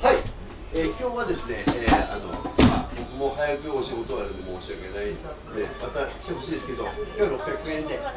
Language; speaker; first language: Japanese; native; Japanese